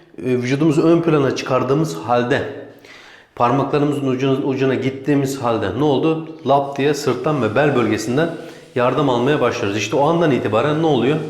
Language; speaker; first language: Turkish; native; Turkish